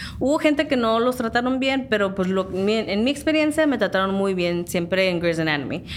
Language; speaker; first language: Spanish; early bilingual, heritage; Spanish